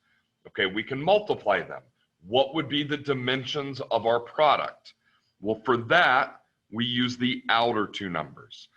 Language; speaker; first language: English; native; English